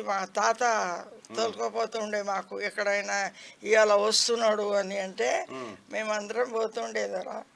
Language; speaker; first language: Telugu; non-native, local second language; Lambadi